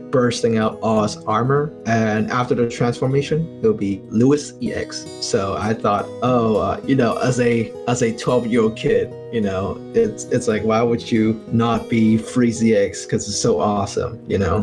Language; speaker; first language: English; non-native, local second language; Cantonese